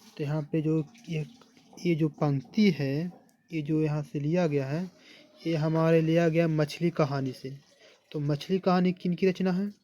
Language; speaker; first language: Hindi; native; Hindi